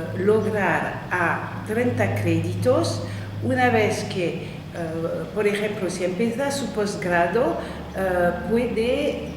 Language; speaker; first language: Spanish; non-native, fluent; French